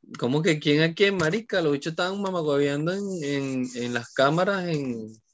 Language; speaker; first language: Spanish; native; Spanish